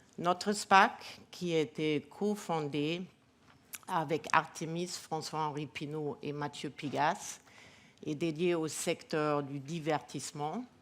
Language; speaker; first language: French; non-native, fluent; German